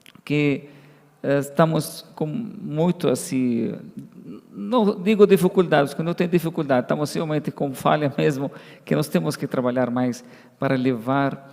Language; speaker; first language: Portuguese; non-native, fluent; Arabic